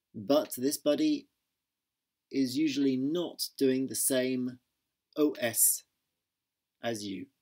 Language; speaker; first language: English; native; English